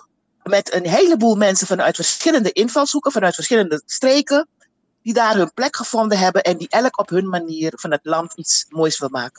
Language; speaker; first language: Dutch; native; Dutch